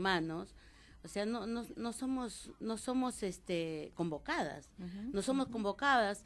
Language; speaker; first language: Spanish; native; Spanish